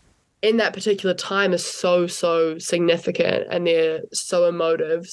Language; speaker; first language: English; native; English